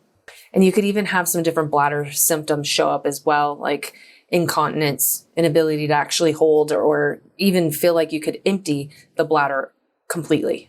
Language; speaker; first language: English; native; English